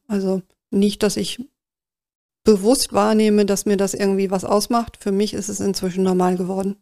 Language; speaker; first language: German; native; German